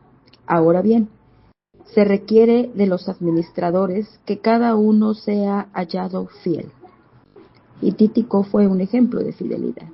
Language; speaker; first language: Spanish; native; Spanish